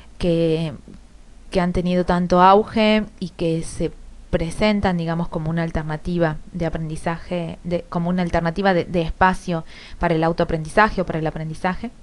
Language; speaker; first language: Spanish; native; Spanish